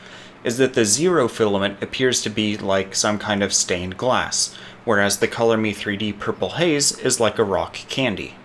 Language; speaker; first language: English; native; English